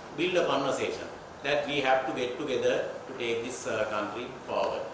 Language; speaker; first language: English; non-native, local second language; Sinhala